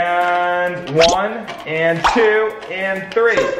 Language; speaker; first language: English; native; English